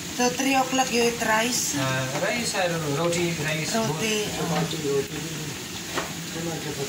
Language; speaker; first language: English; non-native, learner; Filipino